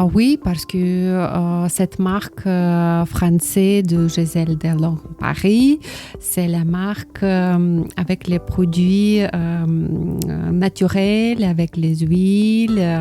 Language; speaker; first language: French; non-native, learner; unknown